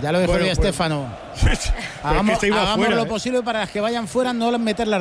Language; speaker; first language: Spanish; native; Spanish